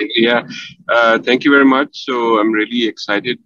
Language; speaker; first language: English; non-native, local second language; Punjabi